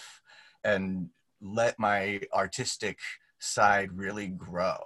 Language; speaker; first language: English; native; English